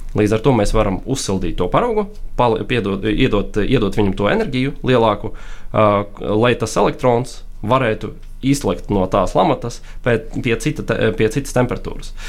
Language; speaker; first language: Latvian; non-native, local second language; Russian